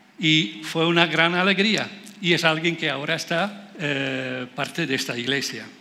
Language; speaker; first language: Spanish; non-native, fluent; Dutch